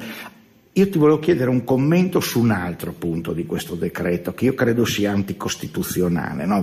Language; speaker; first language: Italian; native; Italian